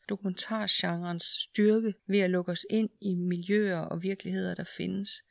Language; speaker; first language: Danish; native; Danish